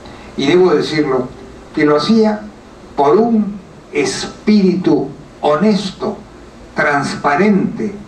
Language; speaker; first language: Spanish; native; Spanish